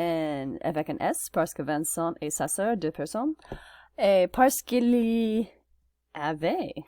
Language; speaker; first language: French; non-native, learner; English